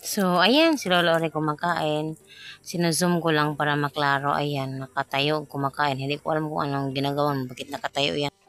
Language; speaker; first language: Filipino; non-native, local second language; Cebuano